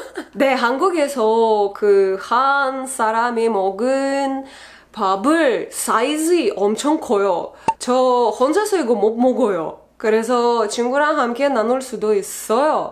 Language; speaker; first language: Korean; non-native, learner; Russian